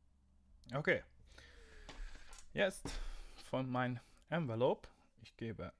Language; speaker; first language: German; non-native, learner; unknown